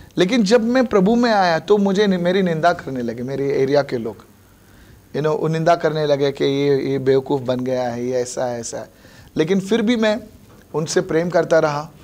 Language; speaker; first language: Hindi; non-native, local second language; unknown